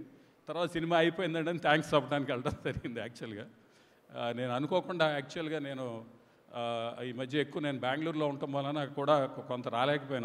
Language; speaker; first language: Telugu; native; Telugu